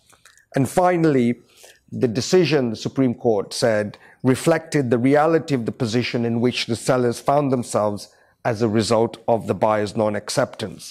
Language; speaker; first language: English; native; English